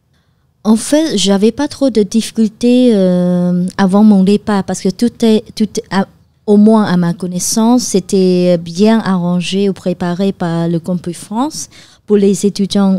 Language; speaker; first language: French; non-native, fluent; Khmer